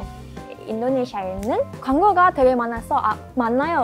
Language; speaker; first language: Korean; non-native, learner; Indonesian